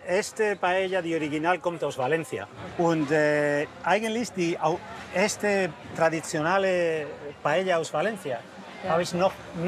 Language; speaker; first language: German; non-native, learner; Spanish